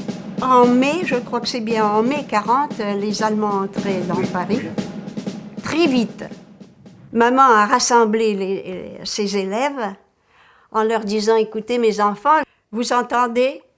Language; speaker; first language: French; early bilingual, other home language; Russian